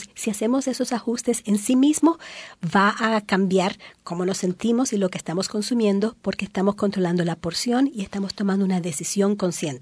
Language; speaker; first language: Spanish; native; Spanish